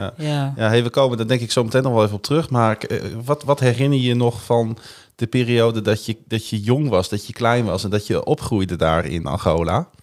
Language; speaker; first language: Dutch; native; Dutch